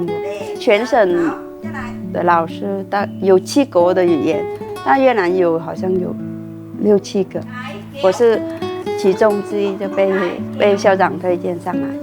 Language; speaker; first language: Chinese; non-native, fluent; Vietnamese